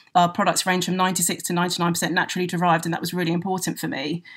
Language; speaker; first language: English; native; English